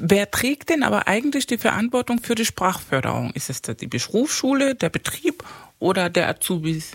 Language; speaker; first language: German; non-native, fluent; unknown